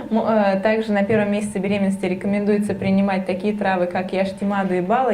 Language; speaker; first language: Russian; native; Russian